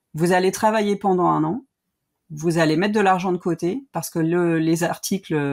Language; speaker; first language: French; native; French